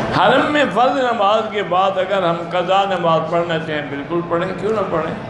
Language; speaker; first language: Urdu; native; Urdu